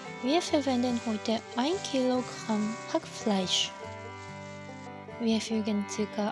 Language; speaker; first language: German; non-native, fluent; Japanese